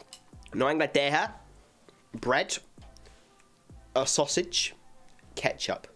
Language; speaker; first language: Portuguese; non-native, learner; English